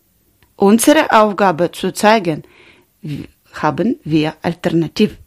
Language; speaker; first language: German; non-native, learner; Ukrainian